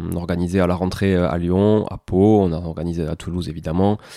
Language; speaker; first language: French; native; French